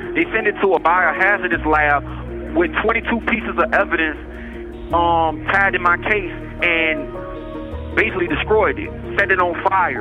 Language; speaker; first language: English; native; English